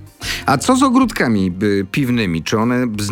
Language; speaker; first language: Polish; native; Polish